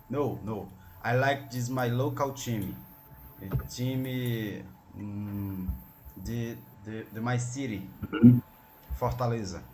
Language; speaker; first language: English; non-native, learner; Portuguese